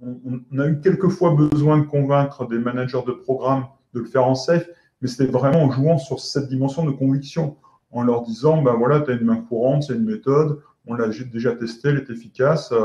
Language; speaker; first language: French; native; French